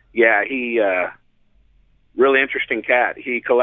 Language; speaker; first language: English; native; English